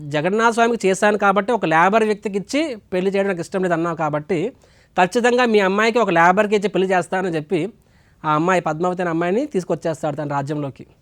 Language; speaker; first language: Telugu; native; Telugu